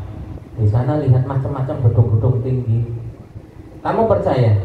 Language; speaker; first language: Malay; non-native, local second language; Javanese